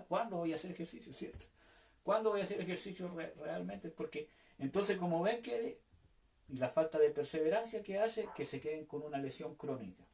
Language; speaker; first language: Spanish; native; Spanish